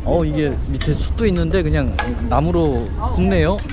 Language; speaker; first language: Korean; native; Korean